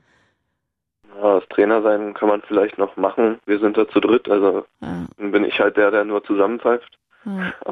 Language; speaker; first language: German; native; German